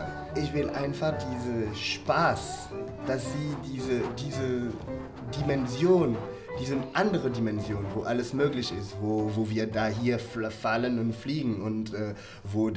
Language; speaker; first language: German; non-native, fluent; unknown